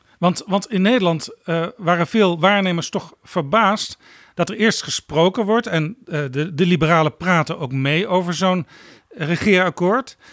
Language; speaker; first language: Dutch; native; Dutch